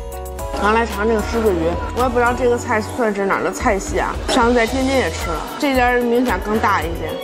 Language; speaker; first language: Chinese; native; Chinese